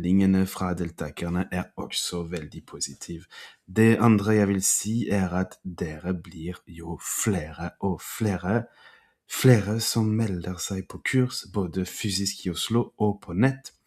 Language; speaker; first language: Norwegian; non-native, fluent; French